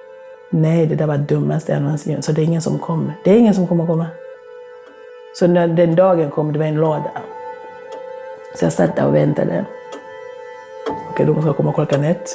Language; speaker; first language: Swedish; non-native, fluent; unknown